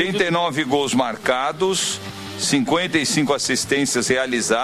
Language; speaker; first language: Portuguese; native; Portuguese